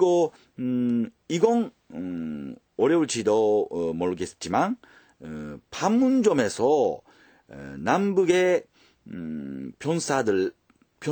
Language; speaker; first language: Korean; early bilingual, heritage; Japanese